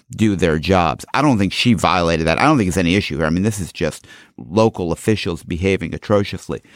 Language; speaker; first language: English; native; English